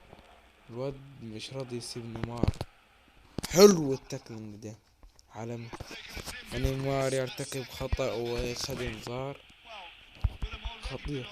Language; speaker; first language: Arabic; native; Arabic